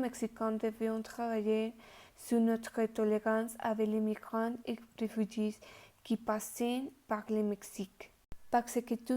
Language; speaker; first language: French; non-native, learner; Spanish